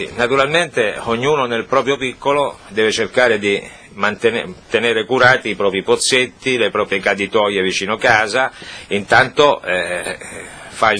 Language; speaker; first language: Italian; native; Italian